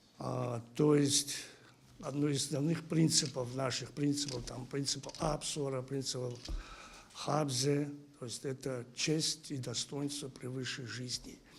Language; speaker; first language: Russian; non-native, local second language; Abkhazian